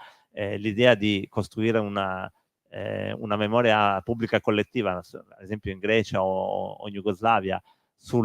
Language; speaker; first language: Italian; native; Italian